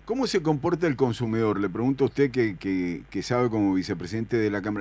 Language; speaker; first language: Spanish; native; Spanish